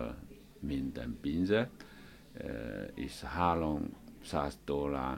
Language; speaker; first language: Hungarian; non-native, learner; Chinese